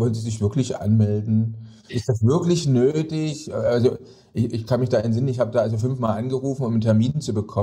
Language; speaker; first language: German; native; German